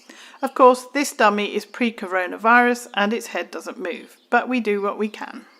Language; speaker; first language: English; native; English